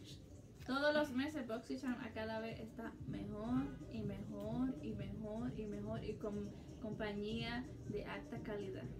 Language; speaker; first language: Spanish; early bilingual, heritage; Spanish